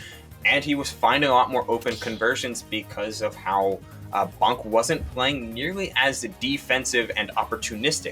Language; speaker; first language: English; native; English